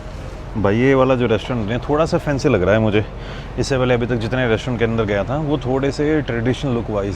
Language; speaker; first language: Hindi; native; Hindi